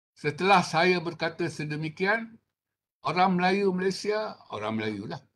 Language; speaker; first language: Malay; non-native, local second language; Chinese